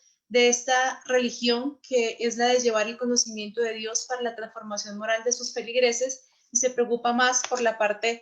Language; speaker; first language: Spanish; native; Spanish